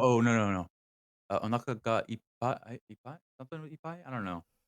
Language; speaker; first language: Japanese; non-native, learner; English